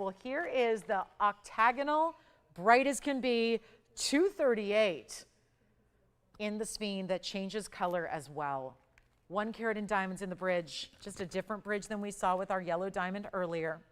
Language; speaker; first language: English; native; English